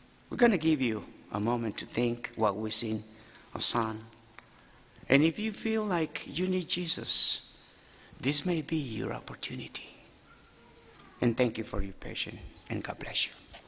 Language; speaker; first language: English; non-native, fluent; Spanish